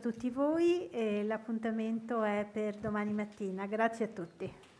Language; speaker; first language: Italian; native; Italian